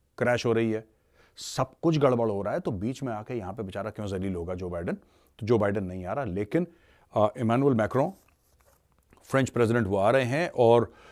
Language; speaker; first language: Hindi; native; Hindi